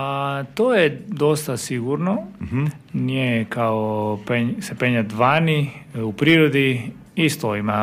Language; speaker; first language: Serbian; non-native, learner; Spanish